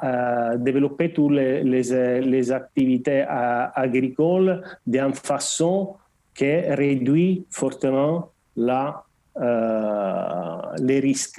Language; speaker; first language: French; non-native, learner; Portuguese